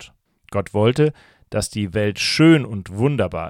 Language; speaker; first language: German; native; German